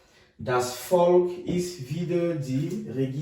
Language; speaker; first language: German; non-native, fluent; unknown